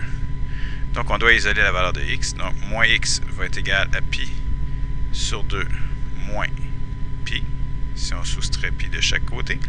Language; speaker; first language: French; native; French